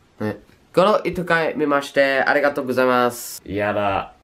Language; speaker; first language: Japanese; non-native, learner; English